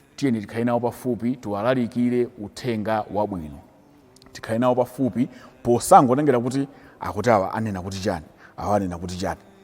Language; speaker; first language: Nyanja; native; Nyanja